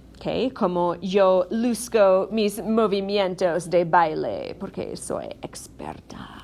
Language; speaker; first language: Spanish; non-native, fluent; English